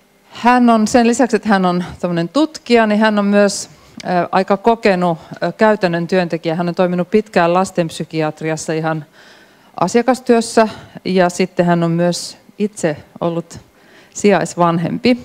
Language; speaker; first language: Finnish; native; Finnish